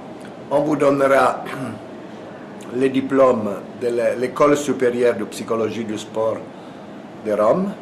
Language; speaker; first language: French; non-native, fluent; Italian